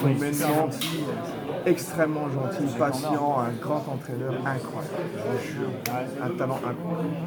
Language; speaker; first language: French; native; French